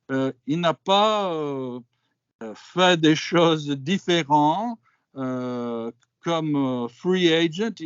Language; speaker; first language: French; non-native, fluent; English